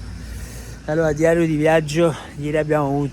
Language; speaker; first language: Italian; native; Italian